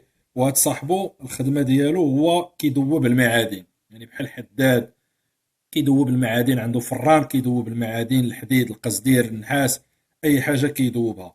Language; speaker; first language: Arabic; native; Arabic